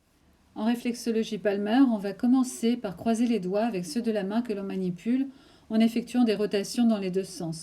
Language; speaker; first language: French; native; French